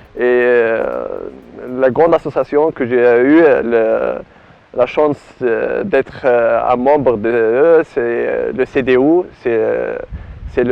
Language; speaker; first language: French; non-native, learner; Arabic